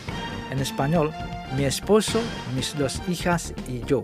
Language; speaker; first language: Spanish; non-native, fluent; Indonesian